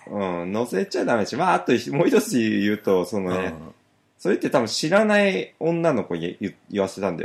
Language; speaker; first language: Japanese; native; Japanese